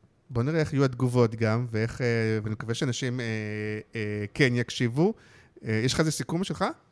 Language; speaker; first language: Hebrew; native; Hebrew